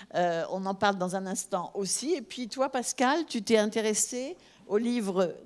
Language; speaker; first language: French; native; French